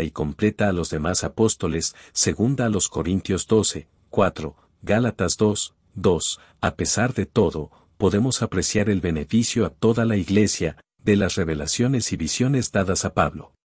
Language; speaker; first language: Spanish; native; Spanish